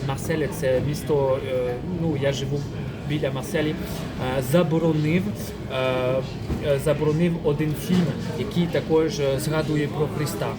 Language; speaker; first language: Ukrainian; non-native, fluent; French